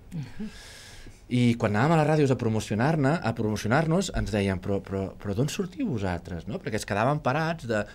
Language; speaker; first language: Catalan; native; Catalan